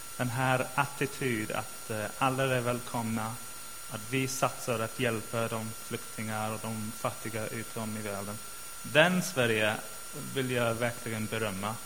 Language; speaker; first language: Swedish; non-native, fluent; English